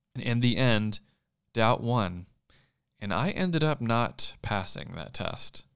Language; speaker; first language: English; native; English